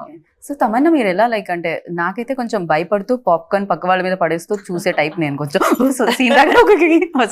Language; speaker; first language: Telugu; native; Telugu